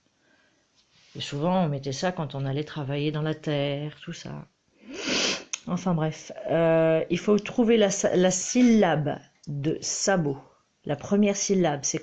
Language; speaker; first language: French; native; French